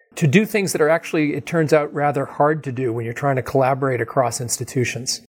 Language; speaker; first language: English; native; English